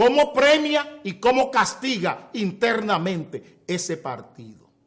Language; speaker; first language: Spanish; native; Spanish